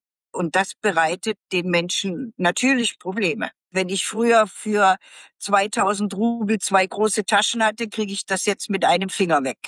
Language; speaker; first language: German; native; German